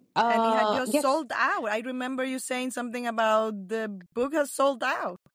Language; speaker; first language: English; non-native, fluent; Spanish